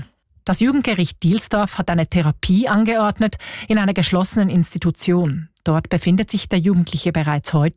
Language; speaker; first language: German; native; German